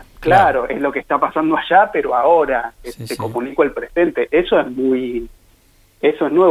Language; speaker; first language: Spanish; native; Spanish